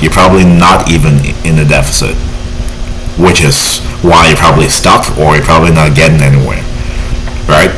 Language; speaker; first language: English; native; English